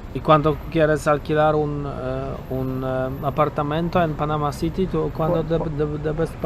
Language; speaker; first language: Spanish; non-native, learner; Polish